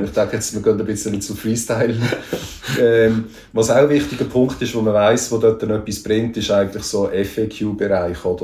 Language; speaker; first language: German; native; German